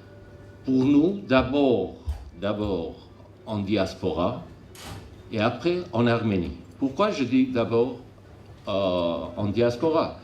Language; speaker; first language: French; non-native, learner; Armenian